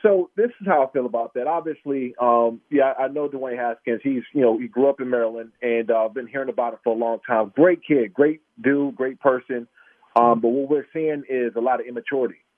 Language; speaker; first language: English; native; English